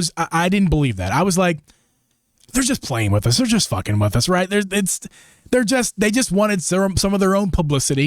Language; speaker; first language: English; native; English